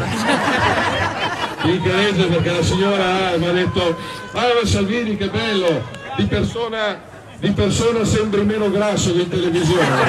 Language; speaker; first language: Italian; native; Italian